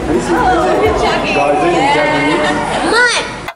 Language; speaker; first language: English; non-native, learner; Japanese